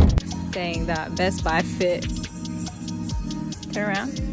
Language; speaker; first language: English; native; English